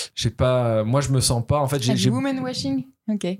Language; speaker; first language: French; native; French